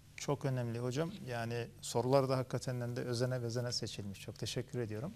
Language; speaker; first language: Turkish; early bilingual, heritage; Turkish